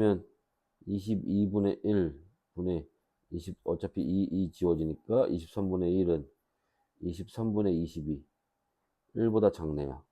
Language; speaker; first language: Korean; native; Korean